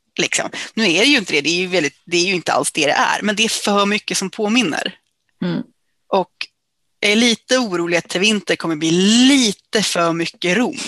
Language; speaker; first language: Swedish; native; Swedish